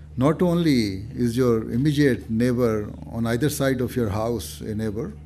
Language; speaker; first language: English; non-native, local second language; Urdu